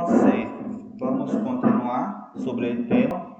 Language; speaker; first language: Spanish; non-native, fluent; Portuguese